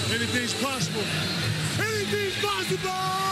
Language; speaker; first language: English; non-native, local second language; Cantonese